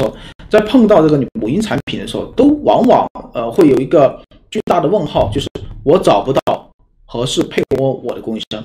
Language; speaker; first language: Chinese; native; Chinese